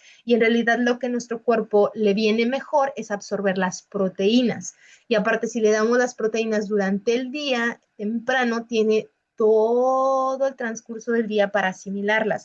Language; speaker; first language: Spanish; native; Spanish